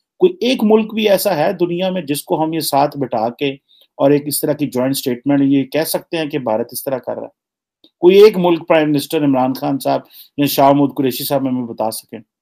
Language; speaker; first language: Urdu; native; Urdu